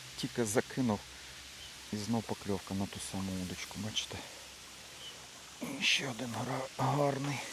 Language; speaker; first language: Ukrainian; native; Ukrainian